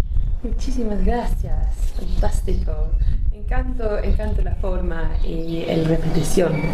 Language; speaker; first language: Spanish; non-native, learner; English